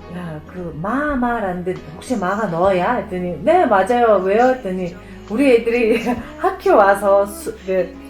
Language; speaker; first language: Korean; non-native, fluent; Mongolian